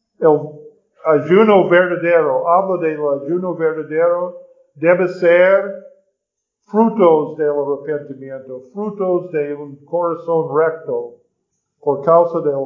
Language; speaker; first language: Spanish; non-native, learner; English